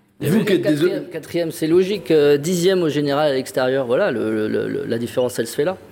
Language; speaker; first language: French; native; French